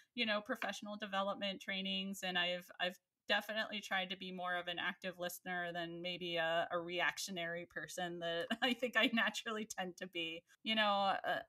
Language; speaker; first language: English; native; English